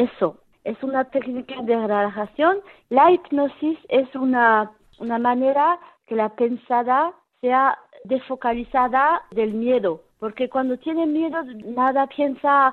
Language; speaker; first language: Spanish; non-native, fluent; French